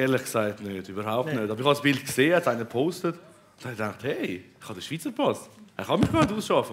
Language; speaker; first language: German; early bilingual, other home language; Albanian